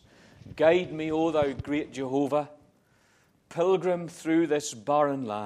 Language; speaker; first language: English; native; English